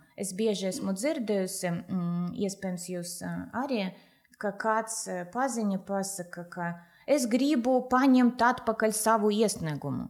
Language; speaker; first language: Latvian; non-native, local second language; Russian